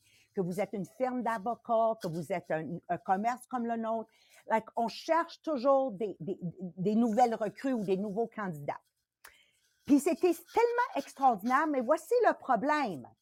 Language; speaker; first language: French; native; French